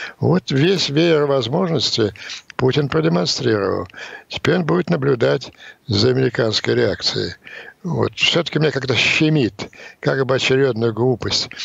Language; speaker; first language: Russian; native; Russian